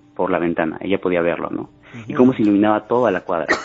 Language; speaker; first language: Spanish; native; Spanish